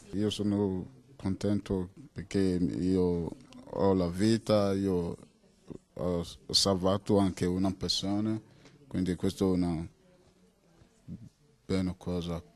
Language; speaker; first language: Italian; non-native, learner; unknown